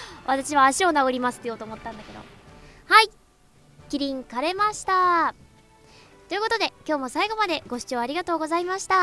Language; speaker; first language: Japanese; native; Japanese